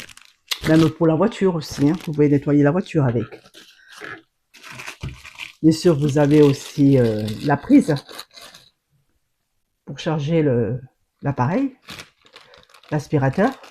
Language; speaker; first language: French; native; French